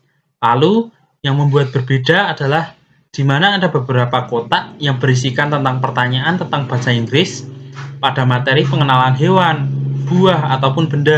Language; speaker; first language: Indonesian; native; Indonesian